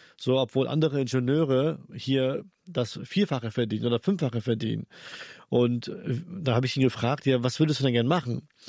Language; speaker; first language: German; early bilingual, other home language; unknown